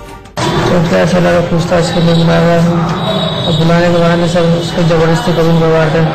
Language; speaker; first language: Hindi; native; Hindi